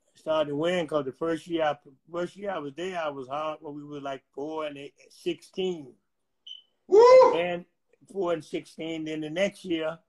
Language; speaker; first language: English; native; English